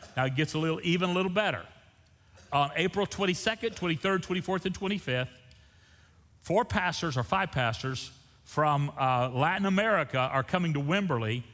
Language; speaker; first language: English; native; English